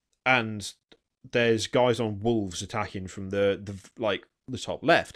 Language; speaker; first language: English; native; English